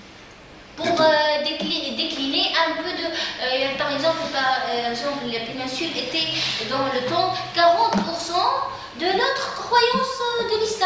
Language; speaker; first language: French; non-native, local second language; Arabic